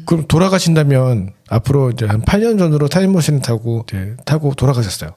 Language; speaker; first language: Korean; native; Korean